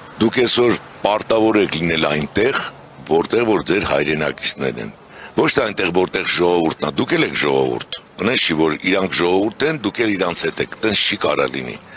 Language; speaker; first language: Armenian; native; Armenian